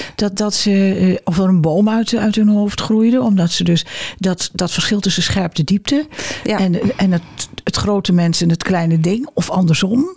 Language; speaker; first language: Dutch; native; Dutch